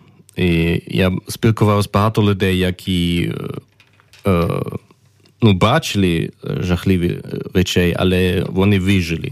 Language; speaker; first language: Ukrainian; early bilingual, heritage; German